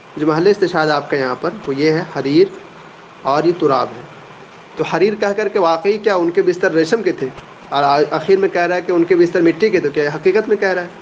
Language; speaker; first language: Urdu; native; Urdu